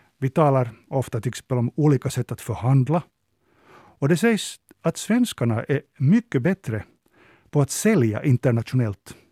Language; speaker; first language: Swedish; native; Swedish